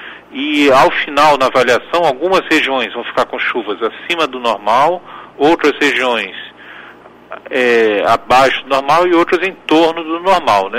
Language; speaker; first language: Portuguese; native; Portuguese